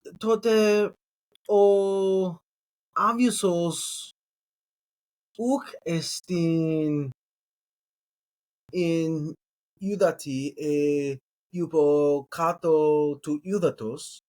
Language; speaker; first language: Greek; non-native, learner; English